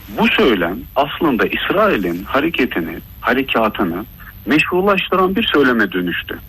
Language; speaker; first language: Turkish; early bilingual, heritage; Turkish